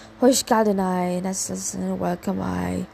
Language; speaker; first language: Turkish; non-native, learner; Indonesian